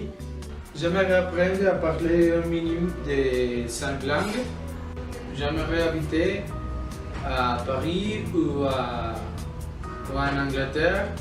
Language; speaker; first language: French; non-native, learner; Spanish